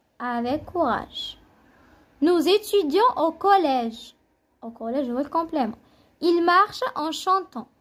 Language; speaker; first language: French; non-native, local second language; Arabic